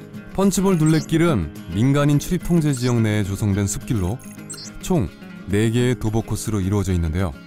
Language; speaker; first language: Korean; native; Korean